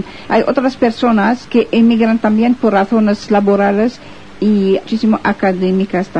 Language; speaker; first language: Spanish; non-native, fluent; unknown